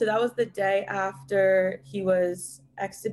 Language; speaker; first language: English; native; English